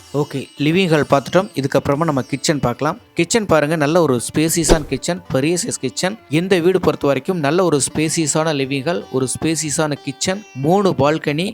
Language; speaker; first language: Tamil; native; Tamil